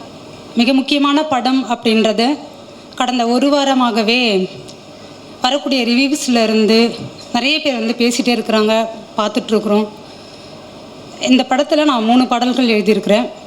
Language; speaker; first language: Tamil; native; Tamil